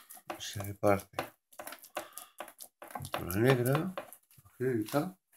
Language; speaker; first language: Spanish; non-native, local second language; Catalan